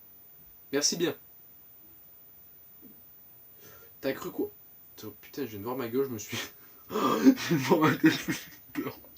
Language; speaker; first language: French; native; French